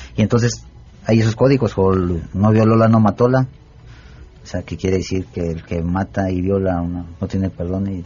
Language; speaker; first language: Spanish; native; Spanish